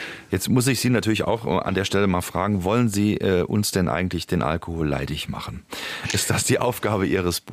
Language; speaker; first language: German; native; German